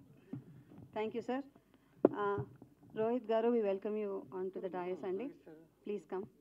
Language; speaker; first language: Telugu; native; Telugu